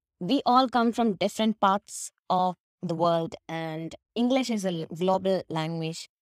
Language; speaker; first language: English; non-native, local second language; Malayalam